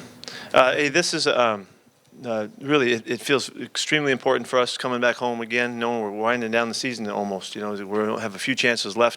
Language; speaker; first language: English; native; English